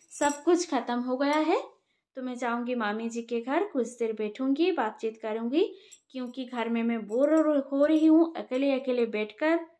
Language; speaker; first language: Hindi; non-native, local second language; Bangla